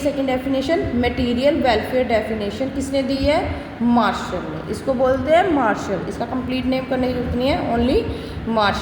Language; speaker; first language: Hindi; native; Hindi